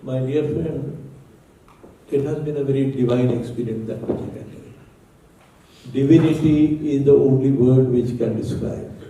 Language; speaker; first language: English; non-native, local second language; Marathi